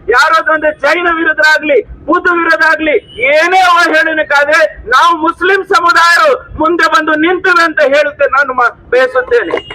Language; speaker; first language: Kannada; non-native, local second language; Urdu